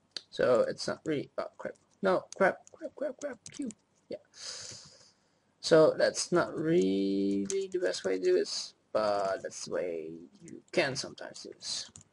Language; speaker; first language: English; native; English